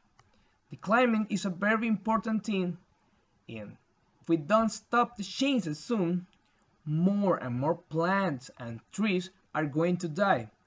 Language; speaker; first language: English; non-native, learner; Spanish